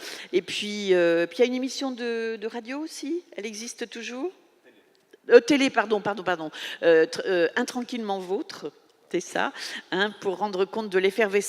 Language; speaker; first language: French; native; French